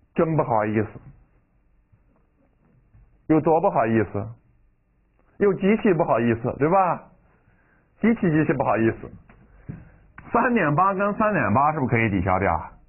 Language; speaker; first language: Chinese; native; Chinese